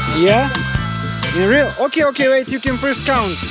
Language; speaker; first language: English; non-native, learner; Serbian